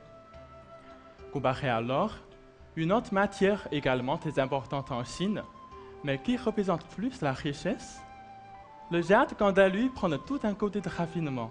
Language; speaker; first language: French; non-native, fluent; Chinese